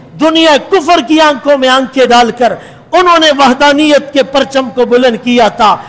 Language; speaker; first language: Urdu; non-native, local second language; Pashto